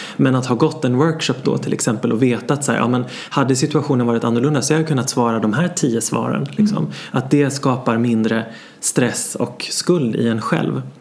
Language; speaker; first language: Swedish; native; Swedish